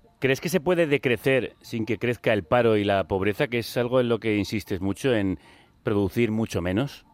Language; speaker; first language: Spanish; native; Spanish